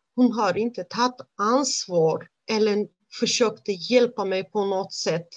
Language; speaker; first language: Swedish; non-native, fluent; Romanian